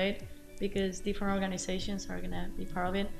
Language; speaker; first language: English; non-native, fluent; Spanish